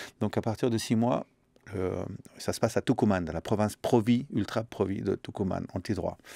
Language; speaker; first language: French; early bilingual, other home language; Spanish